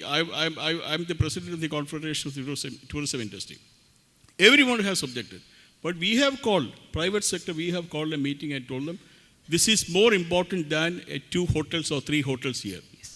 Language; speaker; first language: English; non-native, local second language; Malayalam